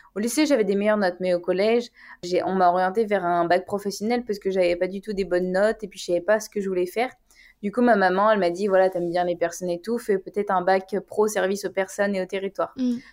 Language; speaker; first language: French; native; French